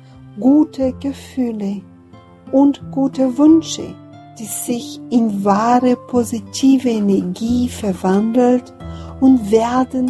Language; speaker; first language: German; non-native, fluent; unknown